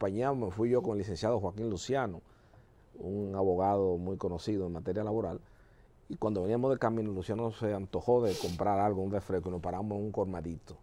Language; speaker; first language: Spanish; native; Spanish